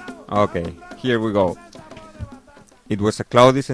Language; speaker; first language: English; non-native, fluent; Catalan